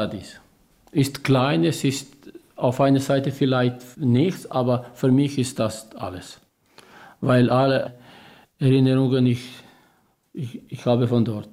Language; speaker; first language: German; non-native, learner; Albanian